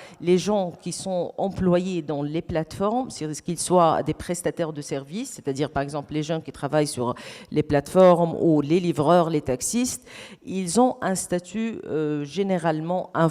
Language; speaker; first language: French; non-native, local second language; Arabic